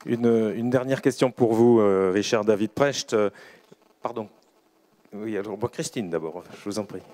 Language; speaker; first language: French; native; French